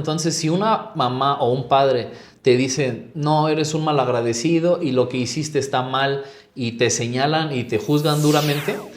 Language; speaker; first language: Spanish; native; Spanish